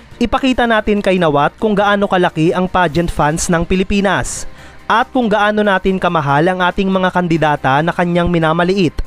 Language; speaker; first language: Filipino; native; Filipino